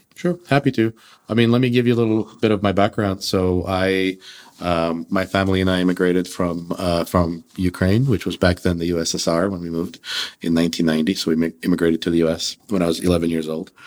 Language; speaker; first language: English; early bilingual, other home language; Russian